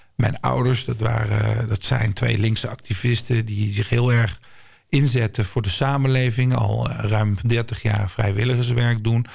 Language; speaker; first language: Dutch; early bilingual, other home language; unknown